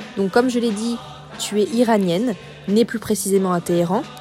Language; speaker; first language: French; native; French